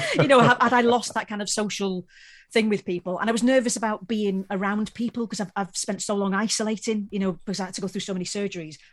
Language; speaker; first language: English; native; English